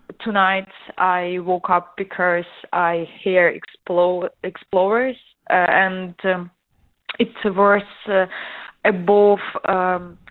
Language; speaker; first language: English; non-native, learner; Ukrainian